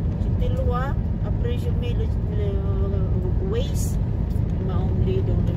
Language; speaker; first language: French; non-native, fluent; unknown